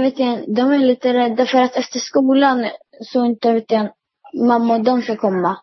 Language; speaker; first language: Swedish; early bilingual, other home language; Amharic